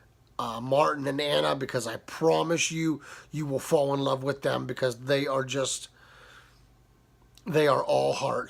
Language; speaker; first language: English; native; English